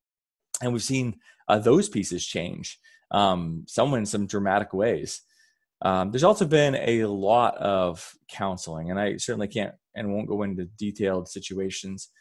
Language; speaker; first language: English; native; English